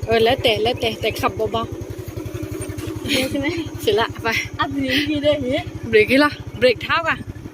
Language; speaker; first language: Thai; non-native, local second language; Karen languages